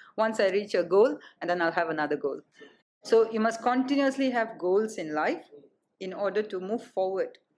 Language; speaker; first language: English; non-native, local second language; Tamil